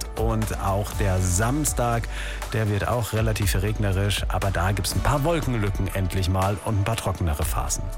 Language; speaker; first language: German; native; German